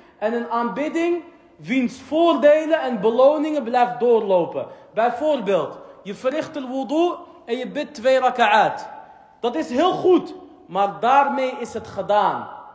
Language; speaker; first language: Dutch; early bilingual, other home language; Arabic